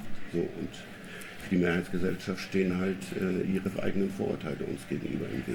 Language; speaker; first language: German; native; German